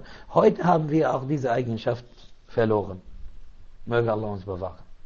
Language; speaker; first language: German; non-native, fluent; Arabic